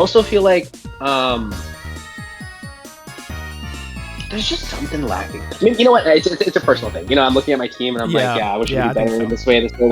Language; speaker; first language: English; native; English